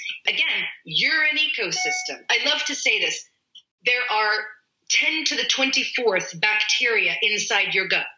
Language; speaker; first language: English; native; English